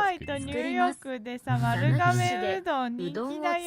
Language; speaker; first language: Japanese; native; Japanese